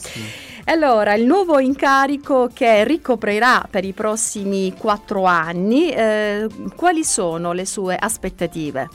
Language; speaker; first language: Italian; native; Italian